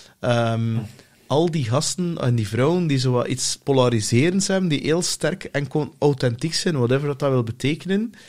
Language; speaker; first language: Dutch; native; Dutch